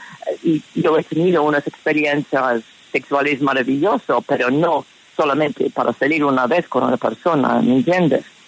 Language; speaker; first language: Spanish; non-native, fluent; English